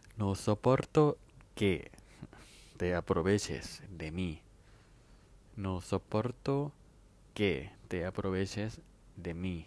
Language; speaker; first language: Spanish; non-native, fluent; Thai